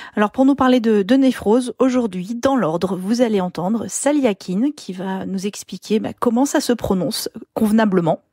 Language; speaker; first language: French; native; French